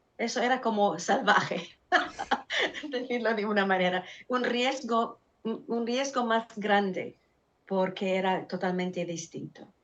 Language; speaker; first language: Spanish; non-native, fluent; Arabic